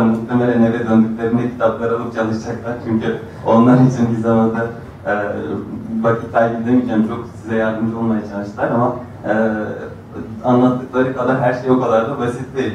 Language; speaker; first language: Turkish; early bilingual, other home language; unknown